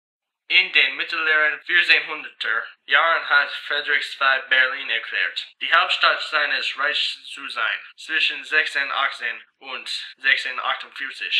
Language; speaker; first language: German; non-native, learner; English